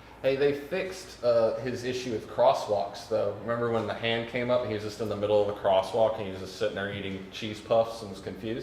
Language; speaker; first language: English; native; English